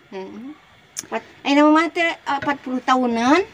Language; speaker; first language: Indonesian; non-native, local second language; Sundanese